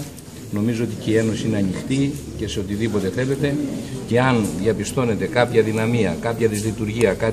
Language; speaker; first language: Greek; native; Greek